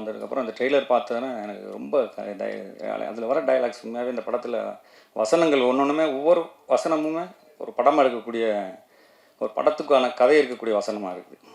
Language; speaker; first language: Tamil; native; Tamil